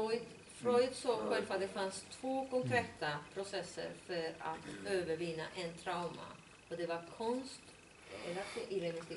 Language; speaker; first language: Swedish; non-native, fluent; Spanish